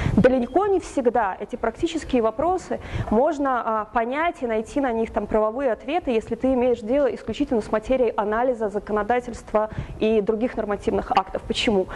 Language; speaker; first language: Russian; native; Russian